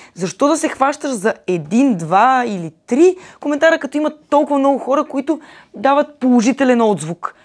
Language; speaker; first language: Bulgarian; native; Bulgarian